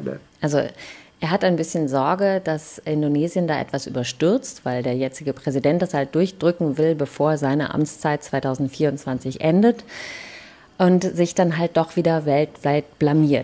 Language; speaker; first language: German; native; German